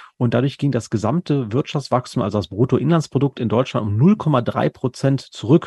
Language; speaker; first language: German; native; German